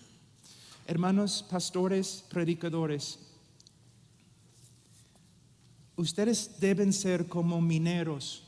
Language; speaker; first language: Spanish; non-native, fluent; English